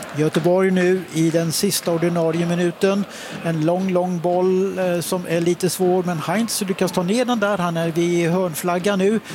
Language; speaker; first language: Swedish; native; Swedish